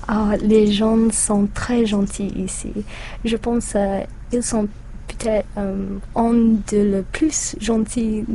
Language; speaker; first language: French; non-native, learner; English